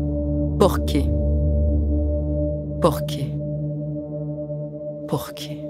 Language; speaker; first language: Portuguese; non-native, fluent; French